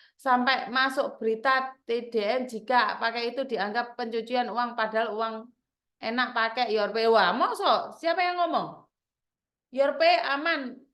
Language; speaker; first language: Indonesian; non-native, local second language; Javanese